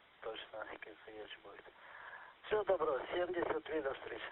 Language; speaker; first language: Russian; native; Russian